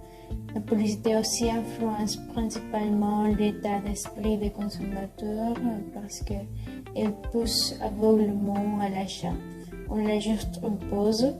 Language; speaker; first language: French; non-native, learner; Spanish